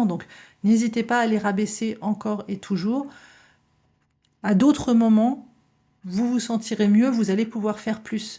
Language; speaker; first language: French; native; French